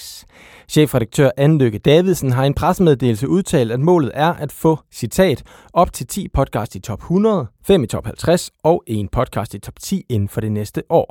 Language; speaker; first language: Danish; native; Danish